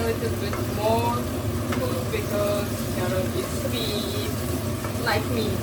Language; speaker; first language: English; non-native, learner; Uzbek